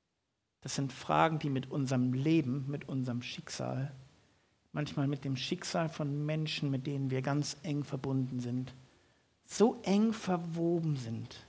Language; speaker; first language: German; native; German